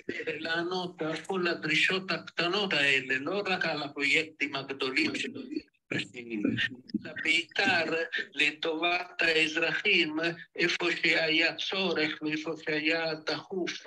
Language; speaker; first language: Hebrew; non-native, fluent; Italian